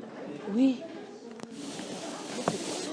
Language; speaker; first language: French; non-native, learner; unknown